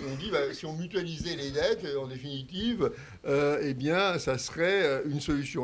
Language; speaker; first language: French; native; French